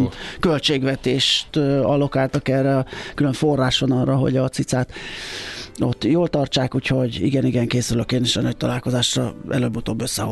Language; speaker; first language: Hungarian; native; Hungarian